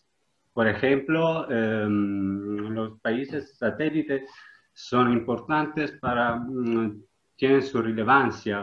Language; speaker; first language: Spanish; non-native, learner; Italian